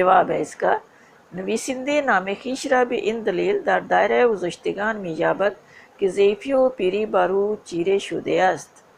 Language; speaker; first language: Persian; non-native, fluent; Urdu